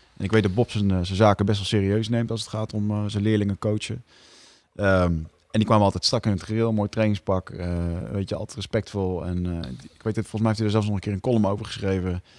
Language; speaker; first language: Dutch; native; Dutch